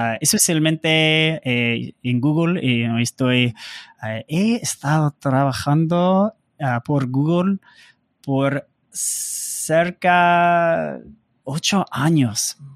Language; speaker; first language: Spanish; non-native, learner; English